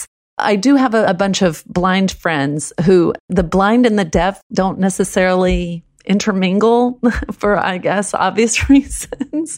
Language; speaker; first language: English; early bilingual, other home language; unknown